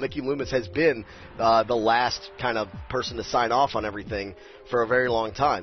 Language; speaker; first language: English; native; English